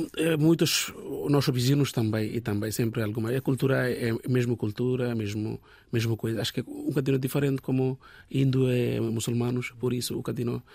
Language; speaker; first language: Portuguese; non-native, learner; Bangla